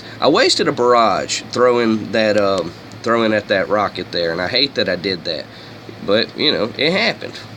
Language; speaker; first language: English; native; English